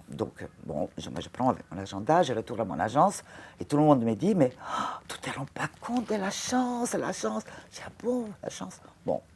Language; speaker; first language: French; non-native, fluent; Italian